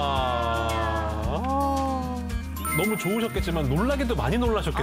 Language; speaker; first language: Korean; native; Korean